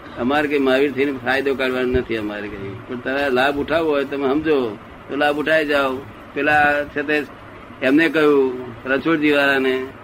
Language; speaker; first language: Gujarati; native; Gujarati